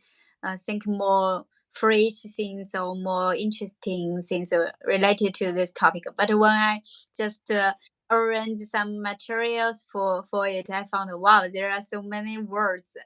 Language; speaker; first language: English; non-native, learner; Chinese